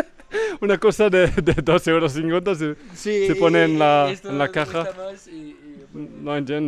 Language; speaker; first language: Spanish; non-native, learner; French